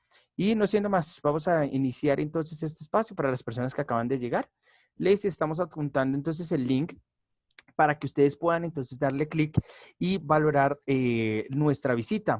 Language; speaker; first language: Spanish; native; Spanish